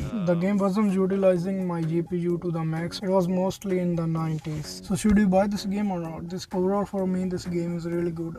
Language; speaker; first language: English; non-native, fluent; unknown